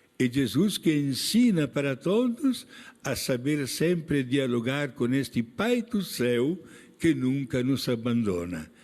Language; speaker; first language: Portuguese; non-native, fluent; Italian